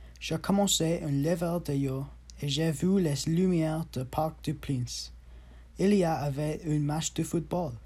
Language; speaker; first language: French; non-native, learner; English